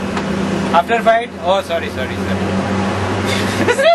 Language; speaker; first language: English; non-native, learner; Hindi